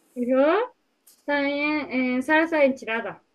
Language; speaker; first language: Spanish; non-native, learner; Japanese